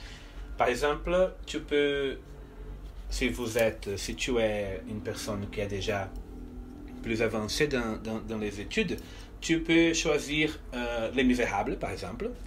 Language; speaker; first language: French; non-native, fluent; Portuguese